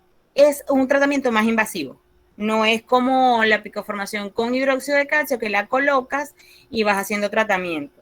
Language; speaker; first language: Spanish; native; Spanish